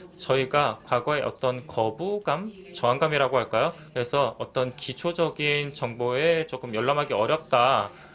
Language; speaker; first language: Korean; native; Korean